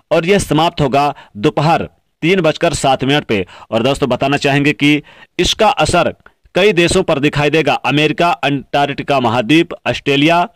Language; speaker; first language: Hindi; native; Hindi